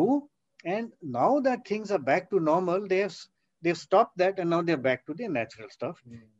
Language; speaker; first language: English; non-native, local second language; Hindi